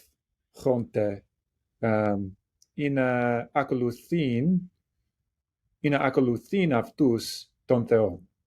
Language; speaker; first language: Greek; non-native, learner; English